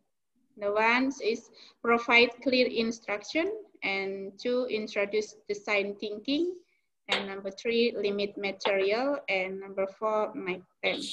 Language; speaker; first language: English; non-native, learner; Indonesian